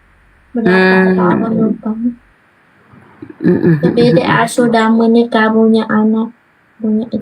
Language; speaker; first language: Indonesian; non-native, learner; Vietnamese